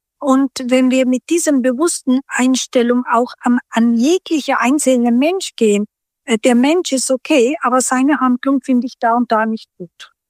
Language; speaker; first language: German; early bilingual, other home language; Turkish